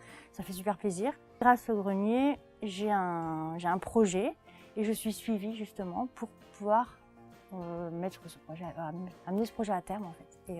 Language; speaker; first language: French; native; French